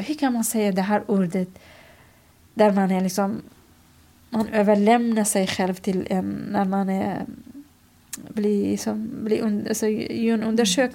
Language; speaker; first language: Swedish; non-native, fluent; Kurdish